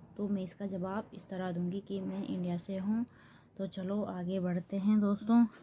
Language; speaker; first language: Hindi; native; Hindi